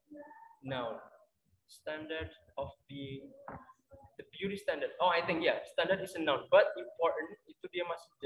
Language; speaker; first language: English; non-native, fluent; Indonesian